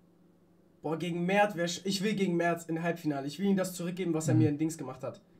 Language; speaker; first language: German; native; German